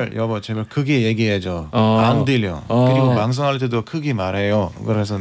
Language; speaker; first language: Korean; non-native, fluent; Bulgarian